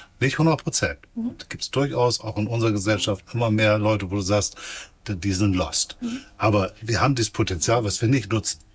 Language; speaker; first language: German; native; German